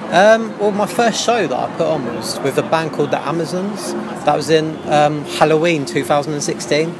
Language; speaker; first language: English; native; English